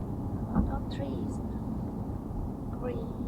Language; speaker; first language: English; non-native, learner; Thai